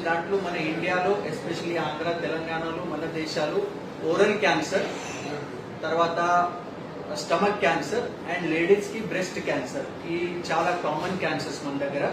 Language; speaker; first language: Telugu; non-native, fluent; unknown